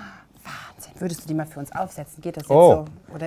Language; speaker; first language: German; native; German